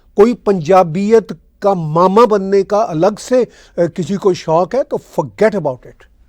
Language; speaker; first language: Urdu; non-native, local second language; Punjabi